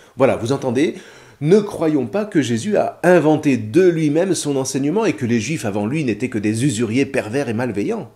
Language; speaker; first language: French; native; French